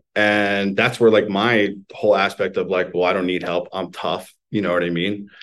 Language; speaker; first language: English; native; English